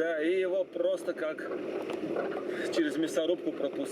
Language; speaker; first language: Russian; native; Russian